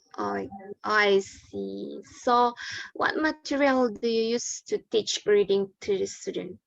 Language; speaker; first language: English; non-native, learner; Indonesian